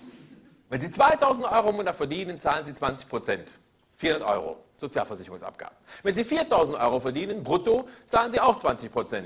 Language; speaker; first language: German; native; German